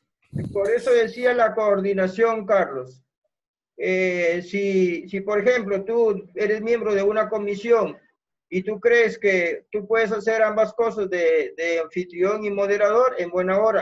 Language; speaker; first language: Spanish; native; Spanish